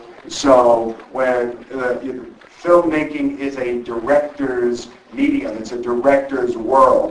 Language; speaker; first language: English; native; English